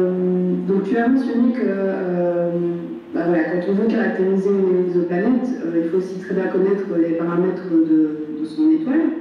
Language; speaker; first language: French; native; French